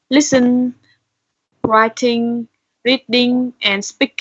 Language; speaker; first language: English; non-native, learner; Vietnamese